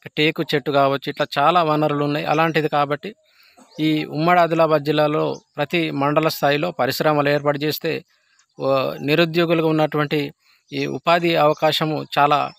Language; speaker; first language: Telugu; non-native, local second language; Gondi